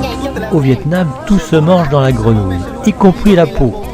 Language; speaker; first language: French; native; French